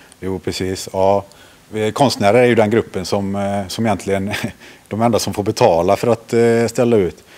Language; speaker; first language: Swedish; early bilingual, other home language; Finnish